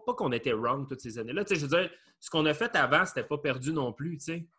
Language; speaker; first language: French; native; French